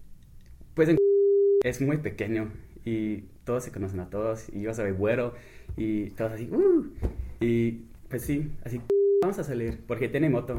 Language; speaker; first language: Spanish; non-native, fluent; English